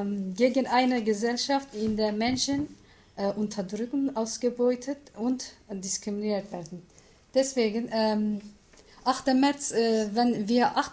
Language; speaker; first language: German; non-native, learner; Kurdish